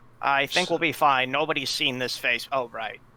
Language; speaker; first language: English; native; English